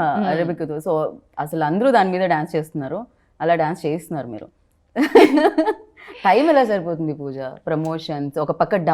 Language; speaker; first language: Telugu; native; Telugu